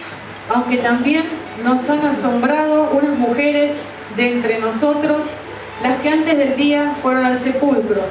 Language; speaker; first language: Spanish; native; Spanish